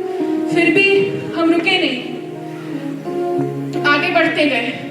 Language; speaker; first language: Hindi; native; Hindi